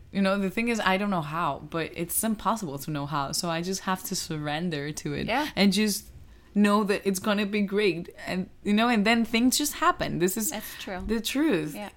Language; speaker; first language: English; non-native, fluent; Spanish